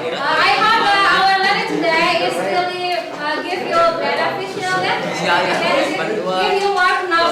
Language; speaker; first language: English; non-native, learner; Indonesian